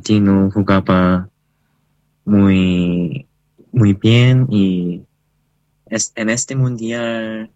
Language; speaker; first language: Spanish; non-native, learner; Chinese